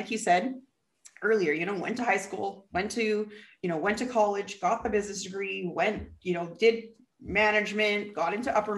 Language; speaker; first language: English; native; English